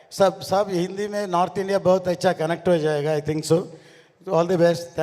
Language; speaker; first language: Hindi; non-native, local second language; Tamil